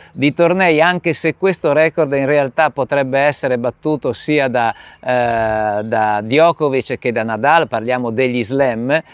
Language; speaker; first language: Italian; native; Italian